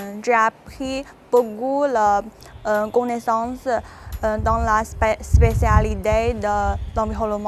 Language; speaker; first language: French; non-native, fluent; Chinese